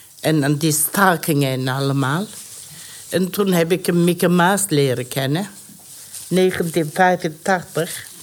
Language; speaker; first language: Dutch; non-native, learner; Persian